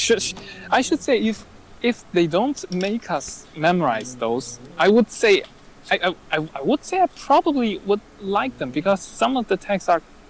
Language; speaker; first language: English; non-native, fluent; Chinese